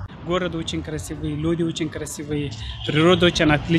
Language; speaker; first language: Russian; non-native, learner; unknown